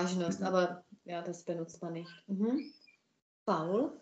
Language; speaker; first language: German; non-native, fluent; Czech